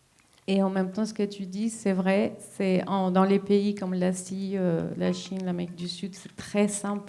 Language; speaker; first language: French; non-native, fluent; Spanish